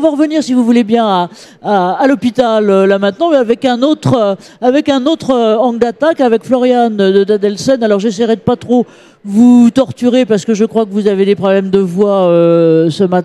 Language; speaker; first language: French; native; French